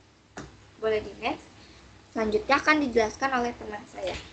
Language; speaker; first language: Indonesian; native; Indonesian